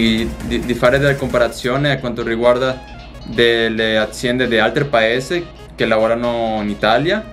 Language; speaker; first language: Italian; non-native, learner; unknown